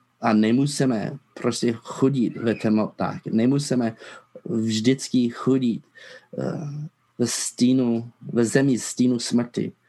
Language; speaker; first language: Czech; non-native, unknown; English